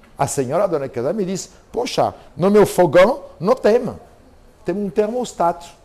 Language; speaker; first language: Portuguese; non-native, fluent; French